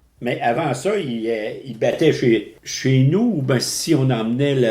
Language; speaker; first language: French; native; French